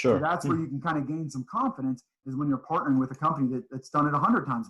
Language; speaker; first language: English; native; English